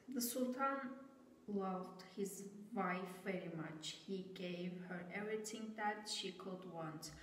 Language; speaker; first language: English; non-native, learner; Turkish